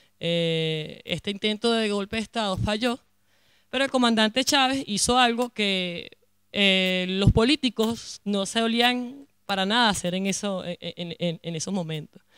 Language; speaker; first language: Spanish; native; Spanish